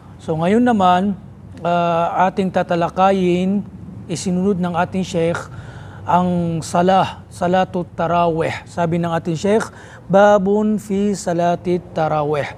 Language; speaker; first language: Filipino; non-native, local second language; Maranao